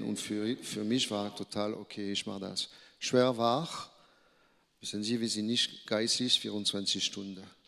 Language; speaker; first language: German; non-native, learner; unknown